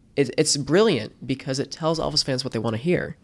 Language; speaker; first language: English; native; English